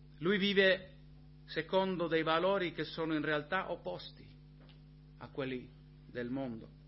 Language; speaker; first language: Italian; non-native, fluent; English